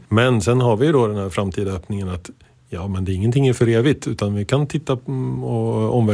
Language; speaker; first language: Swedish; native; Swedish